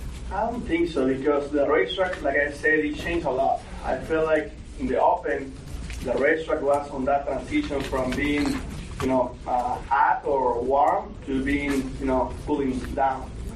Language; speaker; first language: English; non-native, fluent; Spanish